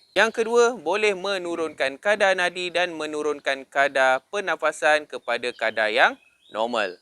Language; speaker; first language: Malay; native; Malay